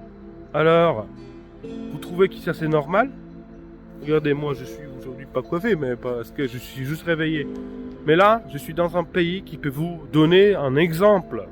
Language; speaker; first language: French; non-native, fluent; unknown